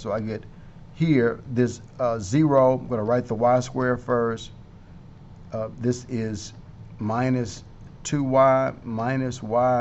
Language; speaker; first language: English; native; English